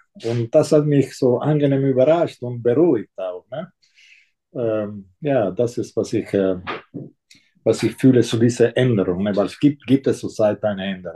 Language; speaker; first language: German; non-native, fluent; Italian